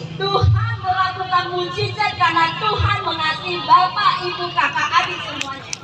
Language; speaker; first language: Indonesian; native; Indonesian